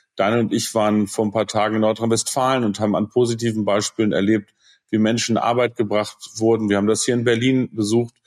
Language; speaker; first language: German; native; German